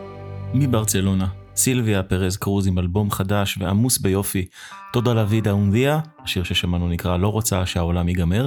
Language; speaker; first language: Hebrew; native; Hebrew